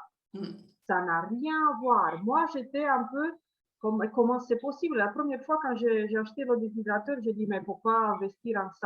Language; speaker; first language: French; non-native, fluent; Romanian